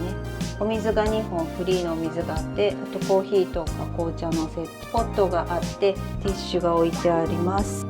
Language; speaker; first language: Japanese; native; Japanese